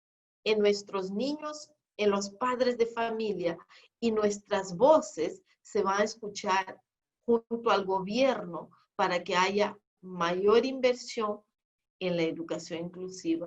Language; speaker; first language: Spanish; non-native, fluent; Portuguese